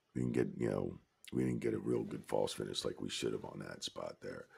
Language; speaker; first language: English; native; English